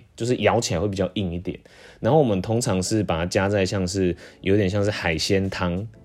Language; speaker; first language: Chinese; non-native, local second language; Min Nan Chinese